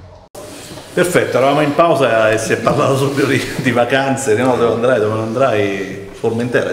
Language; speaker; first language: Italian; native; Italian